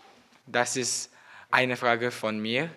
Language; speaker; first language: German; non-native, learner; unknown